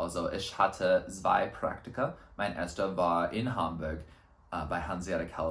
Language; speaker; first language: German; non-native, learner; English